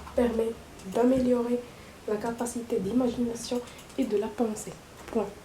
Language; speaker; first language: French; non-native, local second language; Arabic